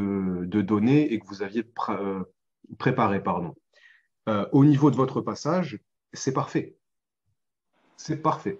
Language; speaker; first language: French; native; French